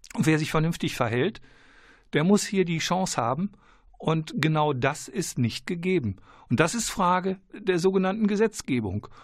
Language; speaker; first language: German; native; German